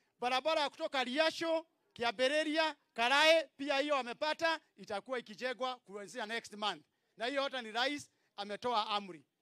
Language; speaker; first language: Swahili; non-native, local second language; Kikuyu